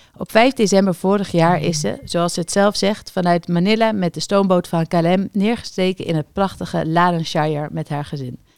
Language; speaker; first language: Dutch; native; Dutch